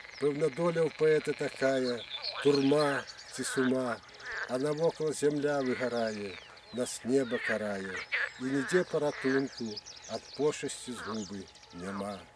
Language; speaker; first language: Belarusian; native; Belarusian